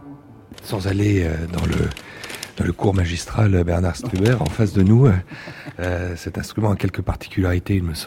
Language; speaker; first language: French; native; French